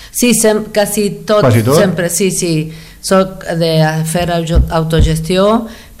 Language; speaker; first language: Catalan; non-native, fluent; Spanish